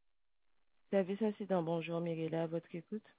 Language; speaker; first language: French; native; French